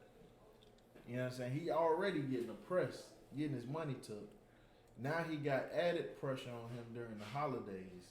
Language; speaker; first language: English; native; English